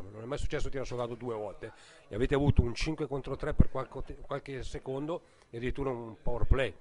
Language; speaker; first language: Italian; native; Italian